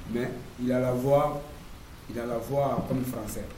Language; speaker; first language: French; non-native, learner; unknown